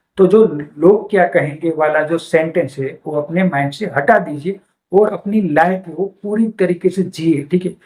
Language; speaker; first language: Hindi; non-native, local second language; Gujarati